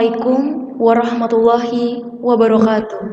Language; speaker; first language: Indonesian; native; Indonesian